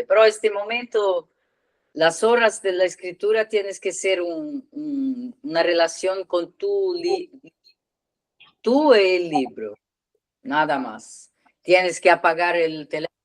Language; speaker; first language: Spanish; non-native, learner; Italian